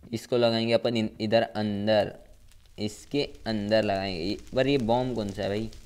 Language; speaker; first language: Hindi; non-native, local second language; Marathi